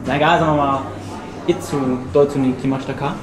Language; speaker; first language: Japanese; non-native, learner; German